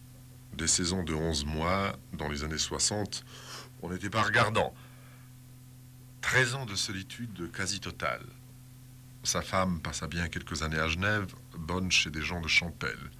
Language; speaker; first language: French; native; French